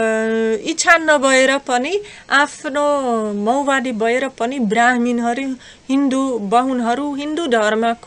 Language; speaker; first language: Nepali; non-native, fluent; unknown